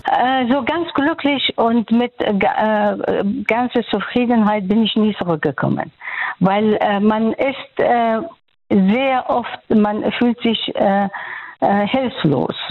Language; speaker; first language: German; non-native, fluent; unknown